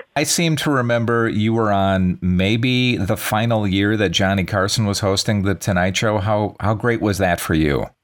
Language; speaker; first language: English; native; English